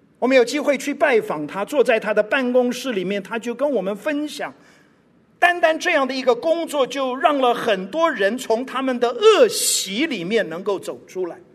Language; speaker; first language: Chinese; non-native, local second language; English